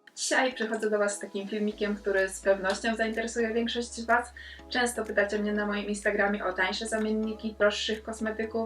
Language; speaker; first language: Polish; native; Polish